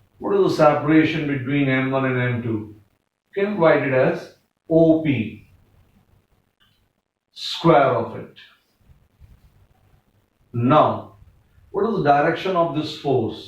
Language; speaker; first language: English; non-native, local second language; Hindi